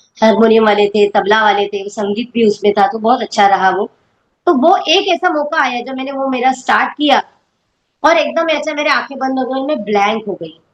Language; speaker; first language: Hindi; non-native, local second language; Marathi